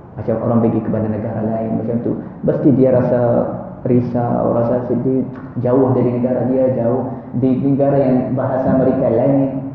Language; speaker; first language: Malay; non-native, fluent; Arabic